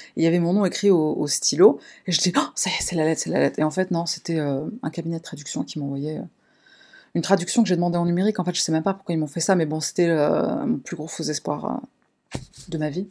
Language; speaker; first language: French; native; French